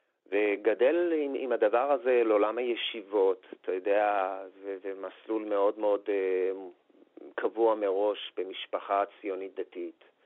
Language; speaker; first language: Hebrew; non-native, fluent; Persian